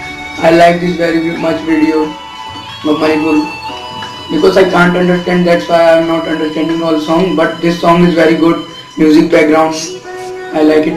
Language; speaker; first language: English; non-native, learner; Hindi